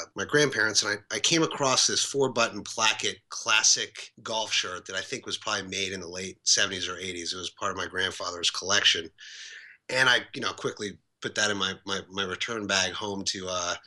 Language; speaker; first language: English; native; English